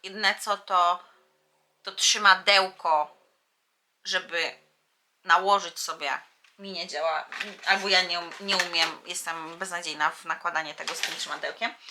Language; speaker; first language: Polish; native; Polish